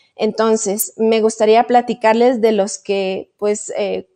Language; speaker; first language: Spanish; native; Spanish